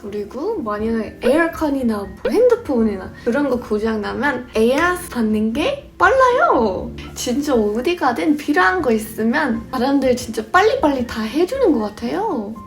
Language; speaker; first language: Korean; non-native, fluent; English